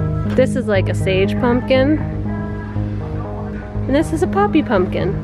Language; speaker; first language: English; native; English